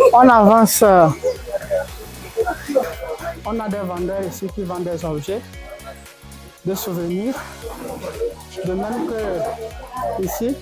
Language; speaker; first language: French; non-native, fluent; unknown